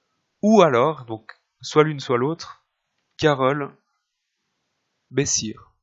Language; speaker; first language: French; native; French